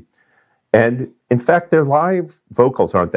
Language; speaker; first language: English; native; English